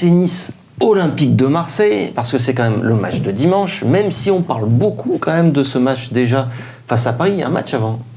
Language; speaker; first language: French; native; French